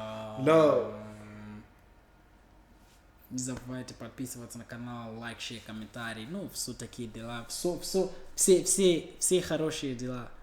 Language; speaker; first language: Russian; non-native, fluent; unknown